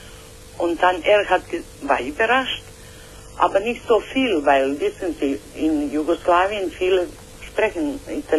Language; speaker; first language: German; non-native, learner; Croatian